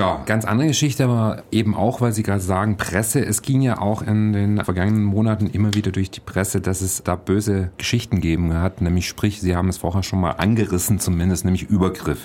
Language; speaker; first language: German; native; German